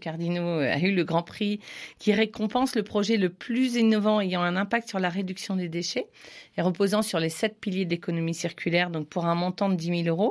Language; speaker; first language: French; native; French